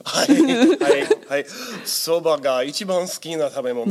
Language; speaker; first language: Japanese; non-native, learner; English